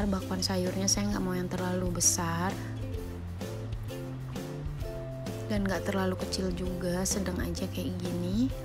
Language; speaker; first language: Indonesian; native; Indonesian